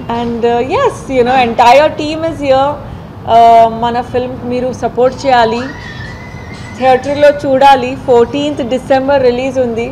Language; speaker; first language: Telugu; non-native, learner; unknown